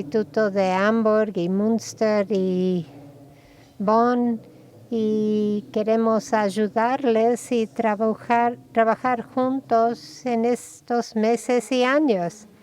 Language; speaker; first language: Spanish; non-native, fluent; German